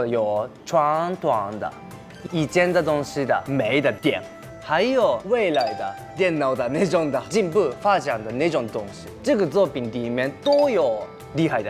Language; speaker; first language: Chinese; non-native, learner; Japanese